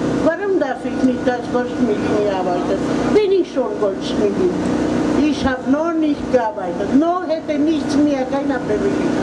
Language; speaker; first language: German; non-native, learner; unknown